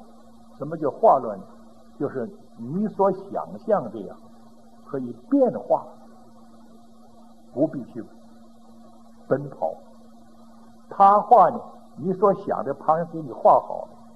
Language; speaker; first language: Chinese; native; Chinese